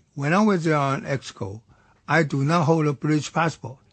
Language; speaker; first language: English; non-native, fluent; Chinese